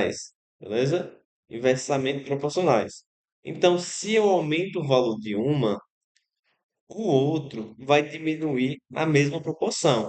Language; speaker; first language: Portuguese; native; Portuguese